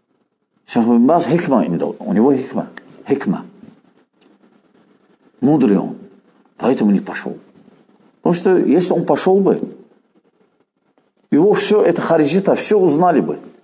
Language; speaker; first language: Russian; non-native, fluent; Azerbaijani